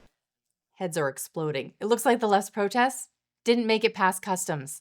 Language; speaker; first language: English; native; English